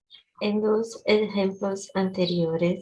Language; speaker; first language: Spanish; non-native, learner; Portuguese